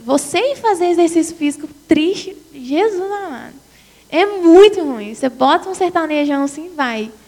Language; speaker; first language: Portuguese; native; Portuguese